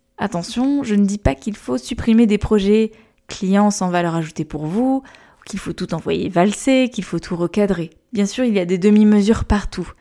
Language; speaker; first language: French; native; French